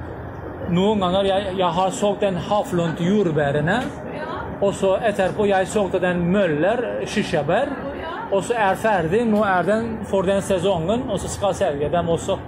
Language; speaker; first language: Swedish; non-native, learner; Turkish